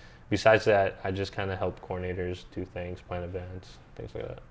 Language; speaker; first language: English; early bilingual, other home language; Spanish